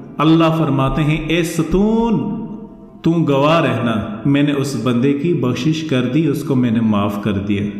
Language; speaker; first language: Urdu; non-native, local second language; Northern Hindko